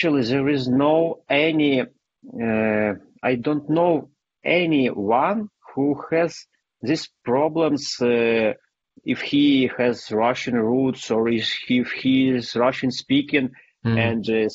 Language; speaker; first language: English; non-native, fluent; Ukrainian